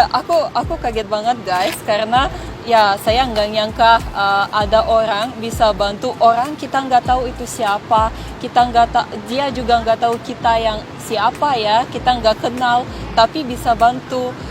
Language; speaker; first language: Indonesian; non-native, fluent; Russian